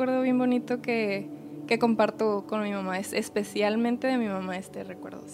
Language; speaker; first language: Spanish; native; Spanish